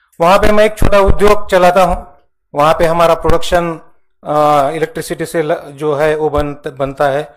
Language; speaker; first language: Hindi; non-native, local second language; Marathi